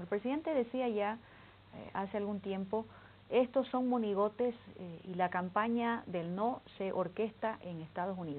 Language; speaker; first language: Spanish; native; Spanish